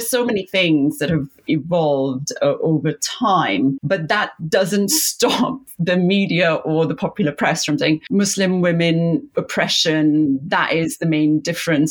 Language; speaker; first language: English; non-native, local second language; Urdu